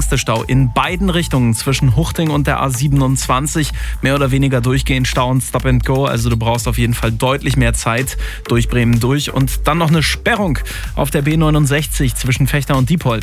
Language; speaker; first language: German; native; German